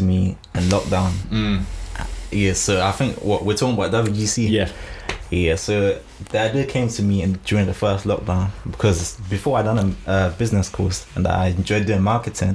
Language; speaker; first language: English; early bilingual, other home language; Shona